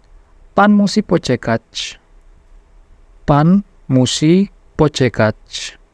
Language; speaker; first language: Polish; non-native, fluent; Indonesian